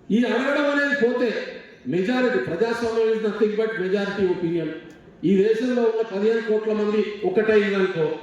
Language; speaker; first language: Telugu; non-native, local second language; Lambadi